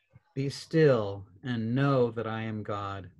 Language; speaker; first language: English; native; English